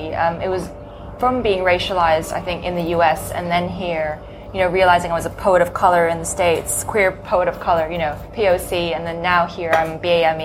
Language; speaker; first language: English; non-native, local second language; Cantonese